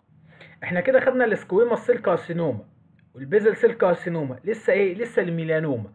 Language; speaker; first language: Arabic; native; Arabic